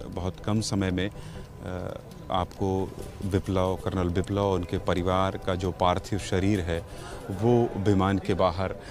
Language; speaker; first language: Hindi; native; Hindi